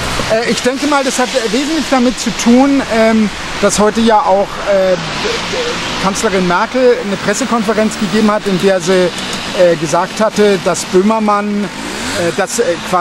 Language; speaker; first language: German; native; German